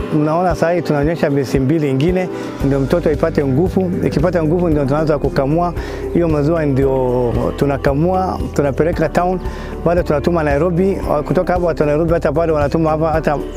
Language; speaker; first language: Swahili; non-native, local second language; Somali